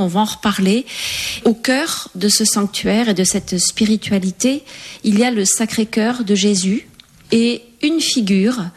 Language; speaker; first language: French; native; French